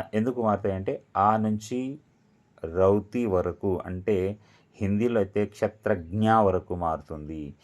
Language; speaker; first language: Telugu; non-native, local second language; Lambadi